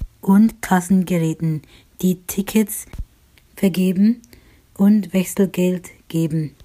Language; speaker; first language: German; native; German